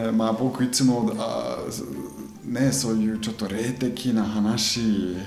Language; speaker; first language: Japanese; non-native, fluent; German